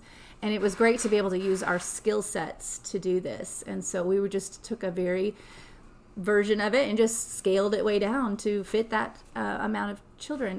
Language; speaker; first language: English; native; English